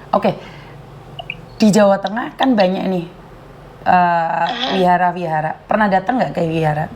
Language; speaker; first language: Indonesian; non-native, local second language; Javanese